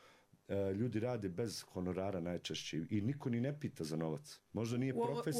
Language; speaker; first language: Serbian; native; Serbian